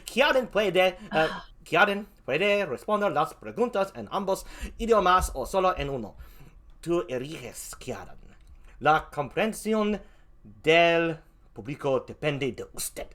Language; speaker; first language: Spanish; non-native, learner; English